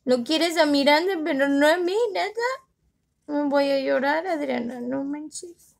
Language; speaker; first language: Spanish; early bilingual, other home language; English